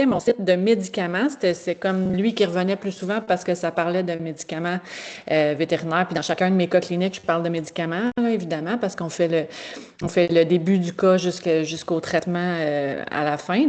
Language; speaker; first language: French; native; French